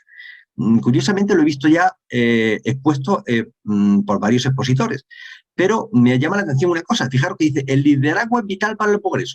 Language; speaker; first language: Spanish; native; Spanish